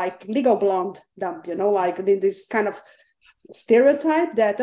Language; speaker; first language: English; non-native, fluent; Portuguese